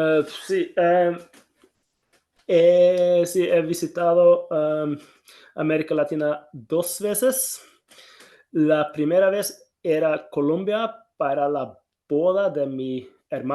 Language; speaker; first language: Spanish; non-native, fluent; Norwegian